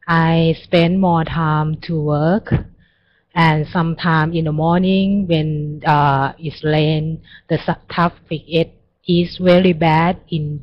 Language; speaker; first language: English; non-native, learner; Thai